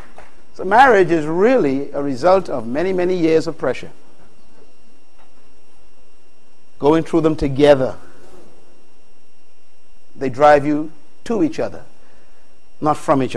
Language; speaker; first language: English; native; English